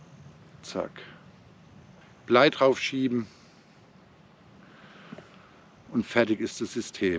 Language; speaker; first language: German; native; German